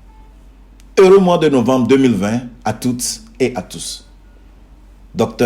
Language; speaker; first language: French; native; French